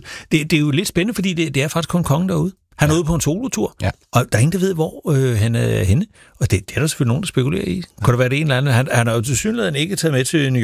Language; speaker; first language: Danish; native; Danish